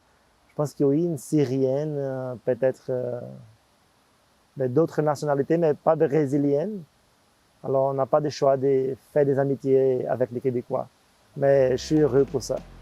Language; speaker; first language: French; non-native, fluent; Portuguese